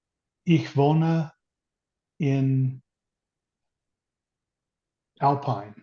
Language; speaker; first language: German; non-native, learner; English